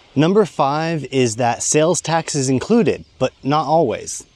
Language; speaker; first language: English; native; English